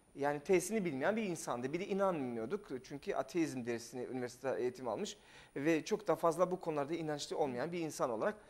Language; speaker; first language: Turkish; non-native, fluent; Russian